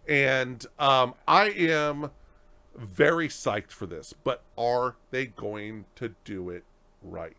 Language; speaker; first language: English; native; English